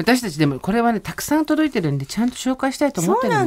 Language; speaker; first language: Japanese; native; Japanese